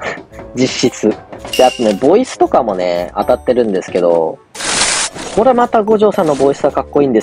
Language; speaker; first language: Japanese; native; Japanese